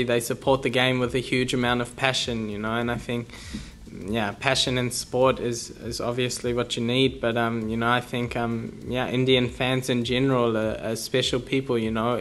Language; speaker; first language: English; native; English